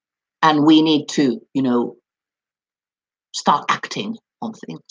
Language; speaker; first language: English; non-native, fluent; Finnish